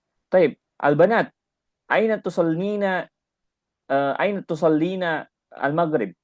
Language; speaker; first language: Arabic; non-native, fluent; Indonesian